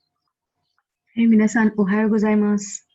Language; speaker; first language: Japanese; non-native, fluent; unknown